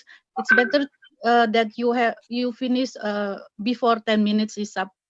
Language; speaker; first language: English; non-native, fluent; Indonesian